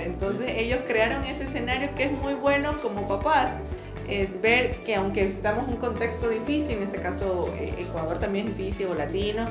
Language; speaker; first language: Spanish; native; Spanish